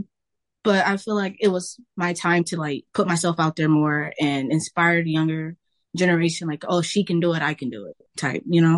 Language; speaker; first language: English; native; English